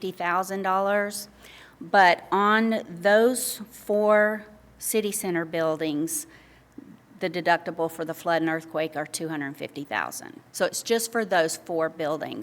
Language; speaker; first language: English; native; English